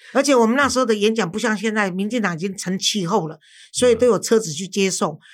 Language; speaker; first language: Chinese; native; Chinese